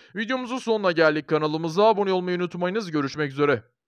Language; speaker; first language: Turkish; native; Turkish